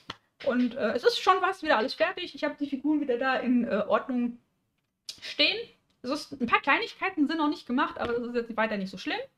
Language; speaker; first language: German; native; German